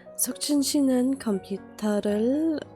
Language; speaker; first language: Korean; non-native, learner; English